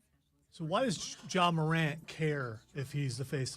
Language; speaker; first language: English; native; English